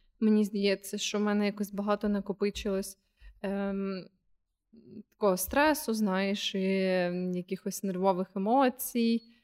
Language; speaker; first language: Ukrainian; non-native, local second language; Russian